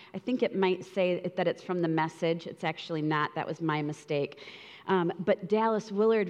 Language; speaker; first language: English; native; English